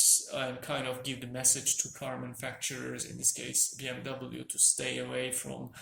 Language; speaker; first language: English; non-native, fluent; Turkish